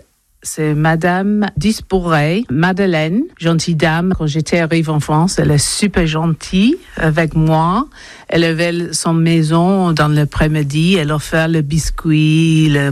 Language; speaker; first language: French; non-native, learner; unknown